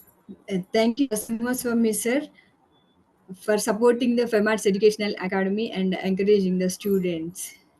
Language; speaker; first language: English; non-native, local second language; Telugu